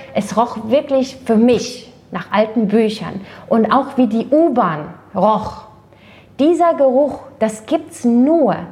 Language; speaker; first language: German; non-native, fluent; Latvian